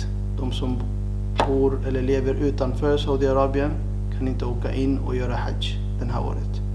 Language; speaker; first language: Swedish; non-native, fluent; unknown